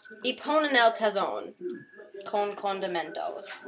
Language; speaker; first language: Spanish; non-native, learner; English